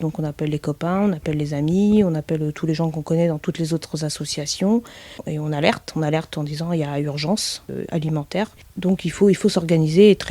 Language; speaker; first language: French; native; French